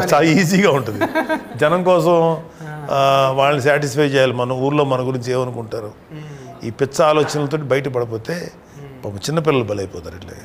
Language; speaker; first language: Telugu; native; Telugu